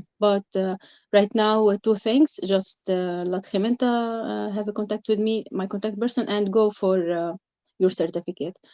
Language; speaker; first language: English; non-native, learner; Arabic